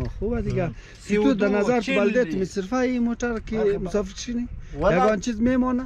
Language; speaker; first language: Persian; native; Persian